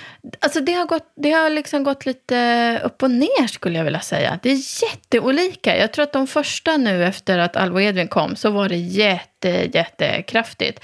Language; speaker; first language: Swedish; native; Swedish